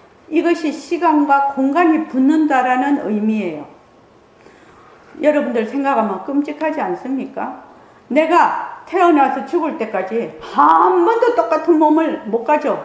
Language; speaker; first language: Korean; native; Korean